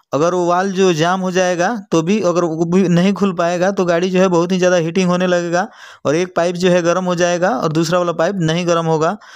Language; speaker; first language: Hindi; native; Hindi